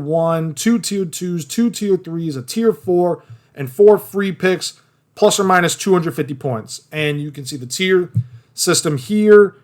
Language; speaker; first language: English; native; English